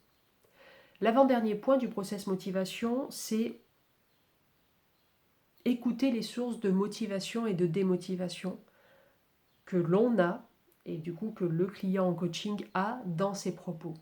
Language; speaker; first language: French; native; French